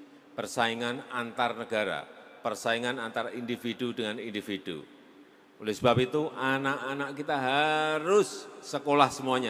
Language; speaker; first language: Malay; non-native, local second language; Javanese